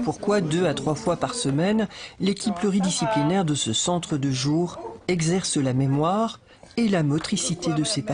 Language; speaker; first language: French; native; French